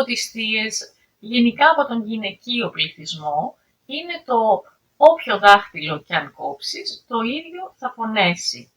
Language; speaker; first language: Greek; native; Greek